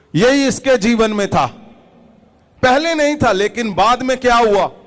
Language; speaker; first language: Hindi; non-native, local second language; Punjabi